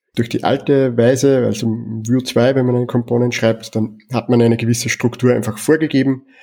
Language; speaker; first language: German; native; German